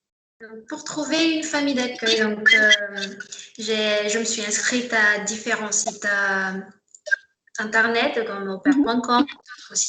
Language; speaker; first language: French; non-native, local second language; Malagasy